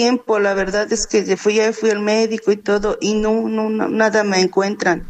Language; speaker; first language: Spanish; native; Spanish